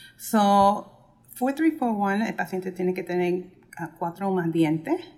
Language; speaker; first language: Spanish; early bilingual, heritage; Spanish